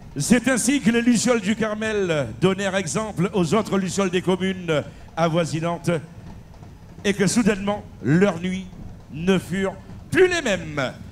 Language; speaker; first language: French; native; French